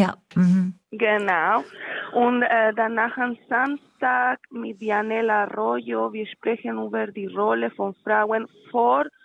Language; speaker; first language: German; non-native, learner; Spanish